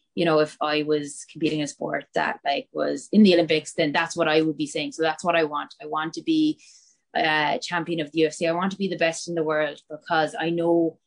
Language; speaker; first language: English; native; English